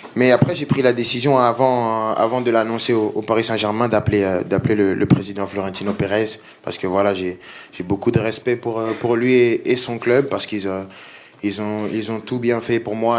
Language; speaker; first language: French; native; French